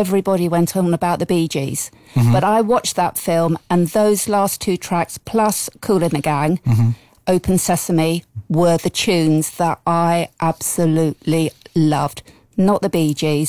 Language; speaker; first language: English; native; English